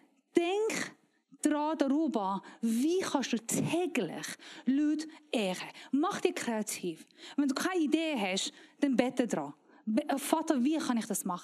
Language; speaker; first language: German; non-native, learner; Persian